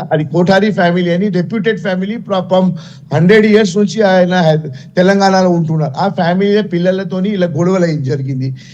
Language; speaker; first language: Telugu; non-native, local second language; Gujarati